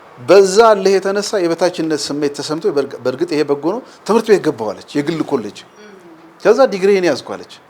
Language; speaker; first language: Amharic; native; Amharic